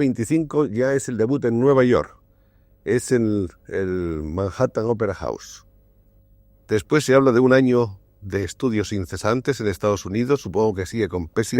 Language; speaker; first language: Spanish; native; Spanish